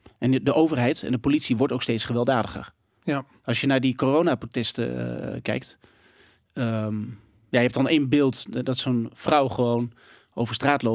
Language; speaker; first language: Dutch; native; Dutch